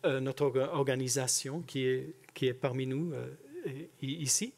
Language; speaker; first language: French; non-native, fluent; English